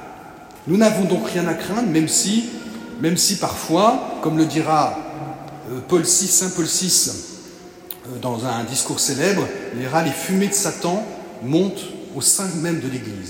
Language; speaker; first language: French; native; French